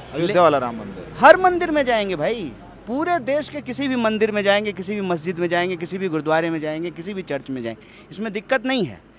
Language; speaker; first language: Hindi; native; Hindi